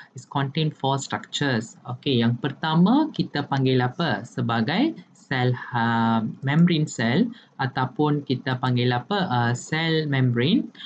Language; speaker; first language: Malay; non-native, local second language; Tamil